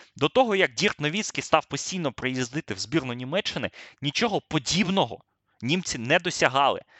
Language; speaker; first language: Ukrainian; native; Ukrainian